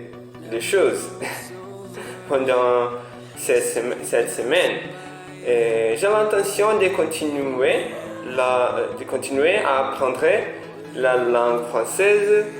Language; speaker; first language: French; non-native, learner; Portuguese